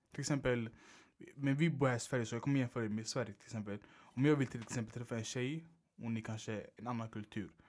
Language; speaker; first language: Swedish; early bilingual, other home language; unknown